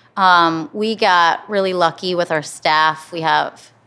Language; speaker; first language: English; native; English